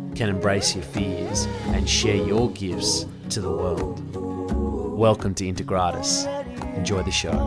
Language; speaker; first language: English; native; English